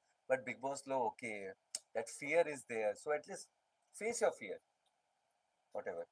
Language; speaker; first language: Telugu; non-native, learner; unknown